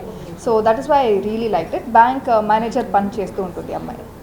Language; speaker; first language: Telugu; non-native, fluent; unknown